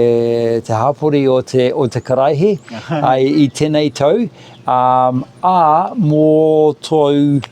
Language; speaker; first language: Māori; non-native, local second language; English